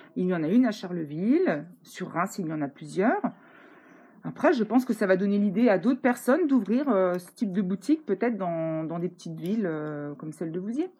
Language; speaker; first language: French; native; French